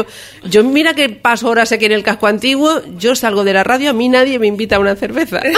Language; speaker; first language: Spanish; native; Spanish